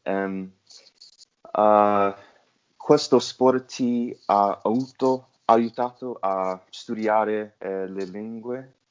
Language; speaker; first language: Italian; non-native, learner; English